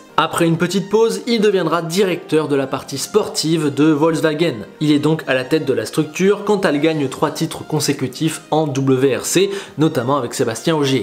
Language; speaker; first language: French; native; French